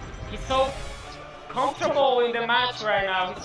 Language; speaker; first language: English; non-native, local second language; Spanish